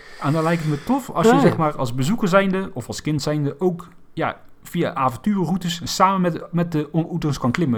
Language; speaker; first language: Dutch; native; Dutch